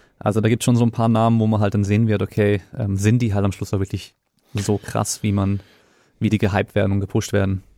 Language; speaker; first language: German; native; German